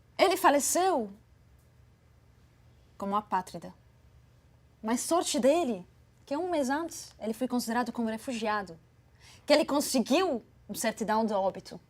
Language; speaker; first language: Portuguese; non-native, fluent; Arabic